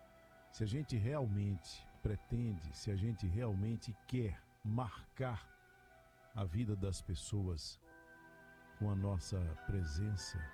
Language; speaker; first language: Portuguese; native; Portuguese